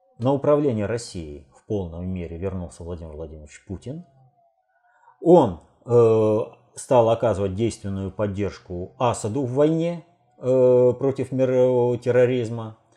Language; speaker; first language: Russian; native; Russian